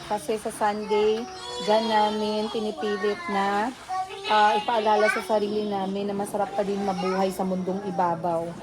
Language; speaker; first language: Filipino; non-native, local second language; Cebuano